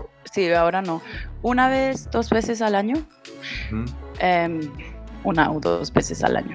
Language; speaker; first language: Spanish; early bilingual, heritage; Spanish